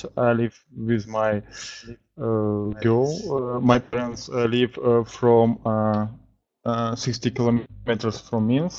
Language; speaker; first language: English; non-native, learner; Russian